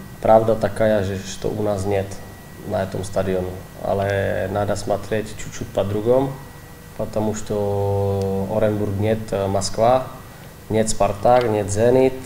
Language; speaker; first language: Russian; non-native, learner; Czech